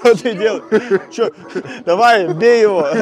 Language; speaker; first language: Russian; native; Russian